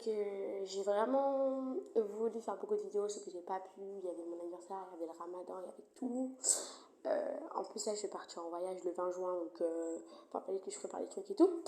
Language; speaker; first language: French; native; French